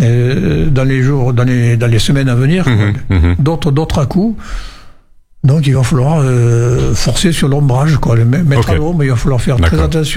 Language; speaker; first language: French; native; French